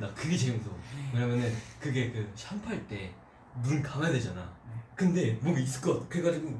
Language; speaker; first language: Korean; early bilingual, heritage; Korean